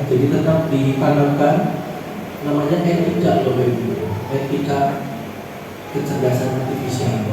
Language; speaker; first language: Indonesian; native; Indonesian